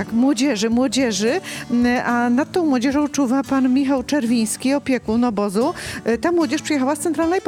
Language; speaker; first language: Polish; native; Polish